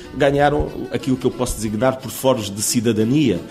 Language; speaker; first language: Portuguese; native; Portuguese